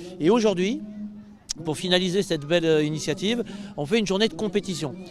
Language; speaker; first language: French; native; French